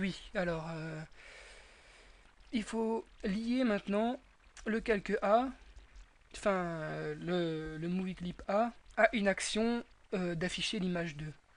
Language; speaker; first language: French; native; French